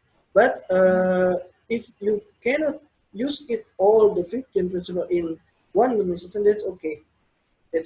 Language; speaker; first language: English; non-native, learner; Indonesian